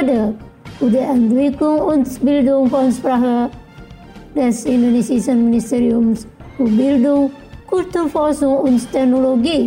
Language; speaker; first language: German; non-native, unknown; Indonesian